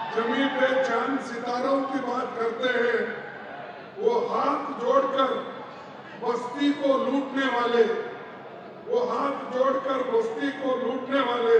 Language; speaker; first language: Hindi; non-native, local second language; Kannada